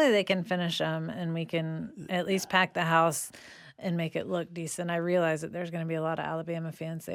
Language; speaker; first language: English; native; English